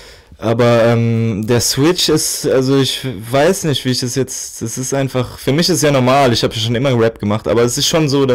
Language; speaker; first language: German; native; German